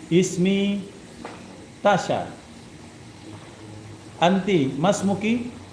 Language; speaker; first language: Arabic; non-native, fluent; Indonesian